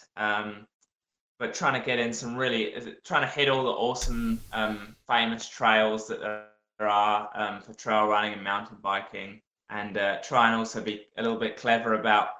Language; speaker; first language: English; native; English